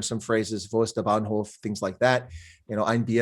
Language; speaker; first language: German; non-native, learner; English